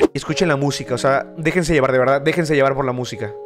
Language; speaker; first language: Spanish; native; Spanish